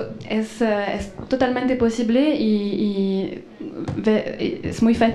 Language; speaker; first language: Spanish; non-native, fluent; French